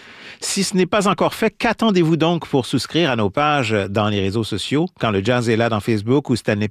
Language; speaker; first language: French; native; French